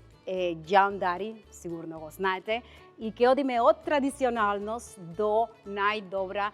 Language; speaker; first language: Macedonian; non-native, fluent; Spanish